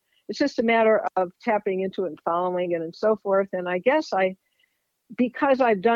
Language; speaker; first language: English; native; English